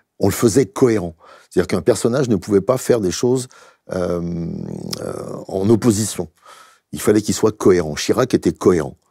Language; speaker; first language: French; native; French